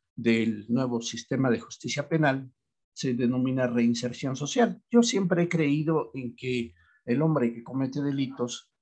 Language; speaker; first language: Spanish; native; Spanish